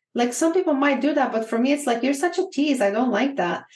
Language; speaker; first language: English; non-native, fluent; Bulgarian